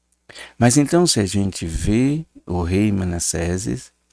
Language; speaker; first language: Portuguese; native; Portuguese